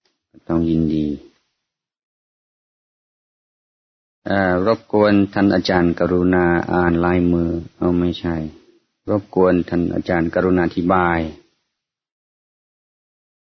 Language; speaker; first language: Thai; non-native, fluent; English